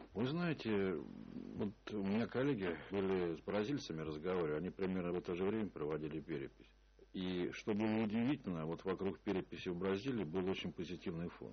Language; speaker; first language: Russian; native; Russian